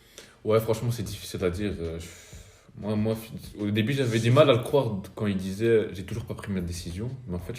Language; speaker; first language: French; native; French